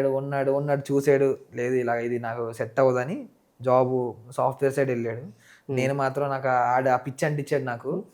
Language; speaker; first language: Telugu; non-native, local second language; Nepali